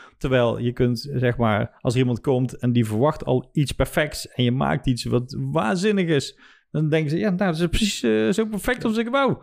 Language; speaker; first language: Dutch; native; Dutch